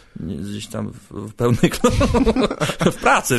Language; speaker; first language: Polish; native; Polish